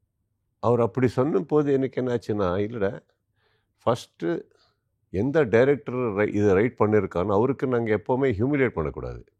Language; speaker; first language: Tamil; non-native, local second language; Kannada